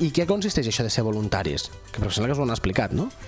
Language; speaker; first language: Catalan; native; Catalan